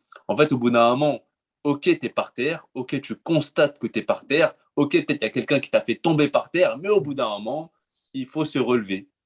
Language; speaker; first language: French; native; French